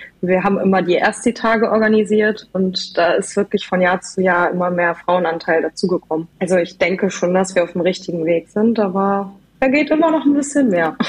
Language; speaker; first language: German; native; German